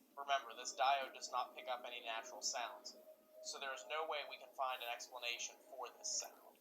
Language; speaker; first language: English; native; English